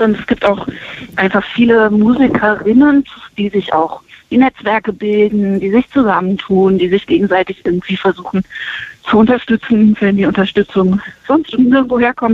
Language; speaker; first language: German; native; German